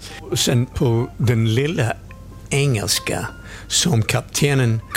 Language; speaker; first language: Swedish; non-native, fluent; English